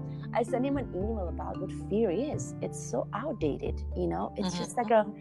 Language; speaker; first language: English; non-native, fluent; Albanian